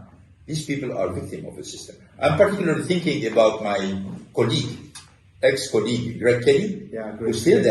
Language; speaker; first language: English; non-native, fluent; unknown